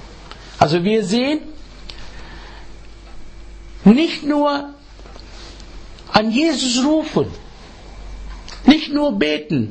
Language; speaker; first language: German; non-native, fluent; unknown